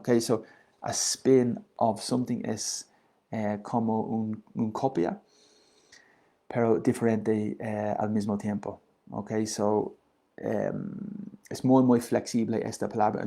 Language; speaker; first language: Spanish; non-native, learner; English